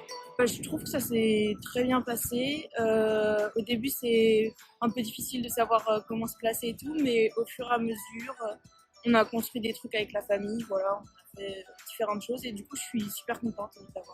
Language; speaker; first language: French; native; French